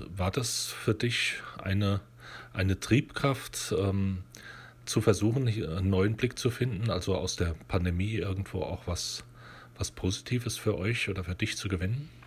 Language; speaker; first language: German; native; German